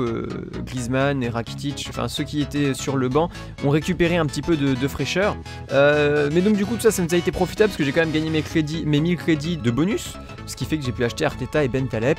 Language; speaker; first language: French; native; French